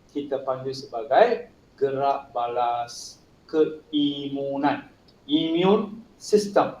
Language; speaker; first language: Malay; non-native, local second language; Tamil